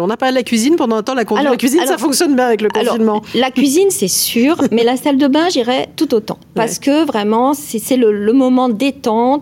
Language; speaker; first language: French; native; French